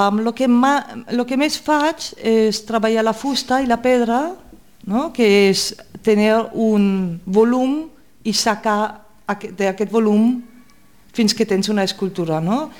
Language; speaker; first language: Catalan; non-native, fluent; German